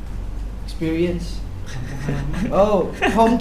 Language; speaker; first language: English; non-native, learner; Indonesian